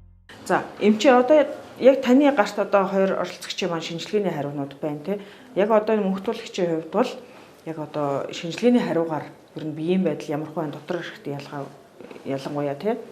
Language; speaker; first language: Mongolian; native; Mongolian